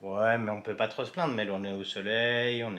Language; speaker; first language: French; native; French